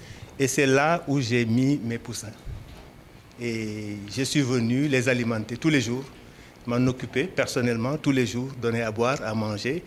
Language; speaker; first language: French; non-native, local second language; Wolof